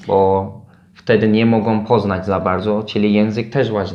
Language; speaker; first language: Polish; non-native, learner; Turkish